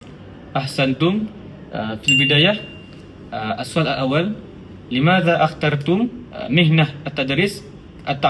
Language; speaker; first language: Arabic; non-native, learner; Malay